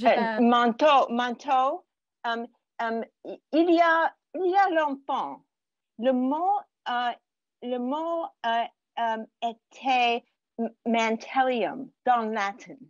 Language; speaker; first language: French; non-native, learner; English